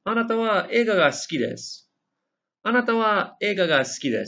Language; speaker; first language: Japanese; non-native, fluent; English